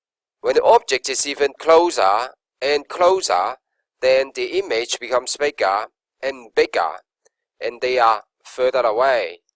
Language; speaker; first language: English; non-native, local second language; Cantonese